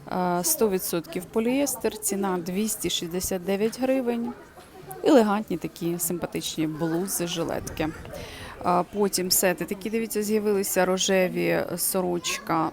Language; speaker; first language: Ukrainian; native; Ukrainian